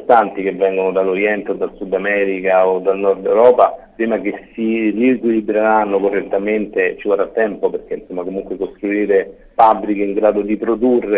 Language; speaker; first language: Italian; native; Italian